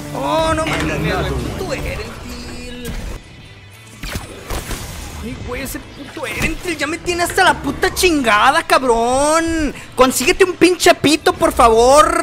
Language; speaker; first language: Spanish; native; Spanish